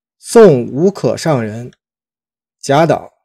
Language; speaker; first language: Chinese; native; Chinese